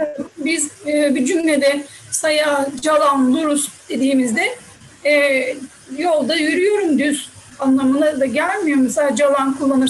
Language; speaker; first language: Turkish; native; Turkish